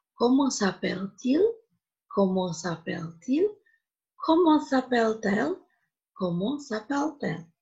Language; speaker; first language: French; non-native, fluent; Indonesian